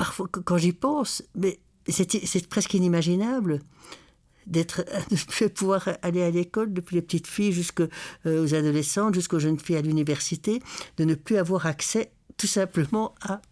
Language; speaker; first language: French; native; French